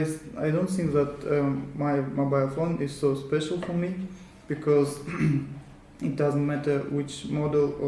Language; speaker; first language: English; non-native, learner; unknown